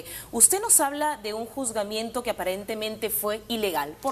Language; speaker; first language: Spanish; native; Spanish